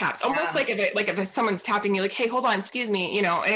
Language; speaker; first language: English; native; English